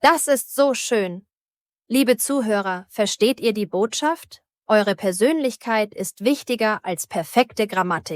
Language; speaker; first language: German; native; German